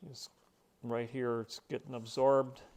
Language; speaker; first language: English; native; English